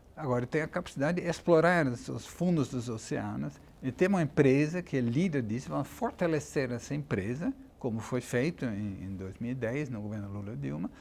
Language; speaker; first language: Portuguese; non-native, fluent; Dutch